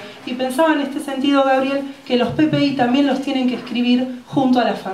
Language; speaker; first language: Spanish; native; Spanish